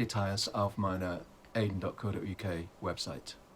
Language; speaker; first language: German; non-native, fluent; English